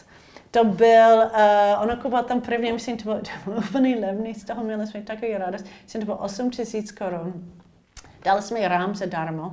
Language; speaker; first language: Czech; non-native, learner; English